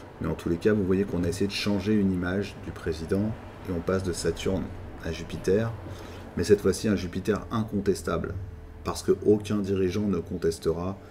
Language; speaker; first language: French; native; French